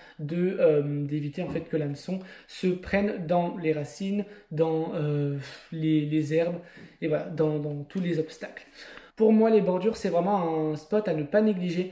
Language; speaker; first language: French; native; French